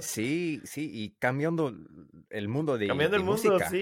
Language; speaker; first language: Spanish; non-native, learner; English